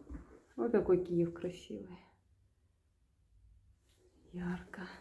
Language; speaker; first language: Russian; native; Russian